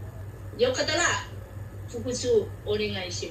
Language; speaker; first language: Japanese; non-native, learner; Thai